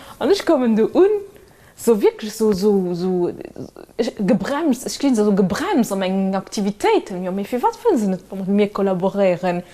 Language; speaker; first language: Luxembourgish; early bilingual, other home language; Kabuverdianu